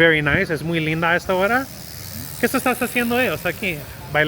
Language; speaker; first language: Spanish; non-native, learner; English